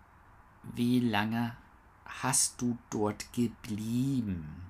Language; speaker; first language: German; non-native, learner; English